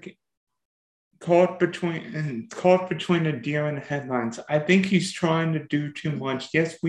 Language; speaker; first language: English; native; English